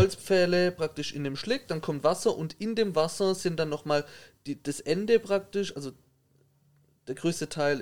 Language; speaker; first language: German; native; German